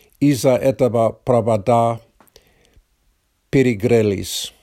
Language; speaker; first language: Russian; non-native, learner; English